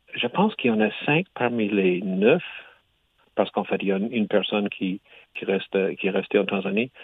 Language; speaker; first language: French; native; French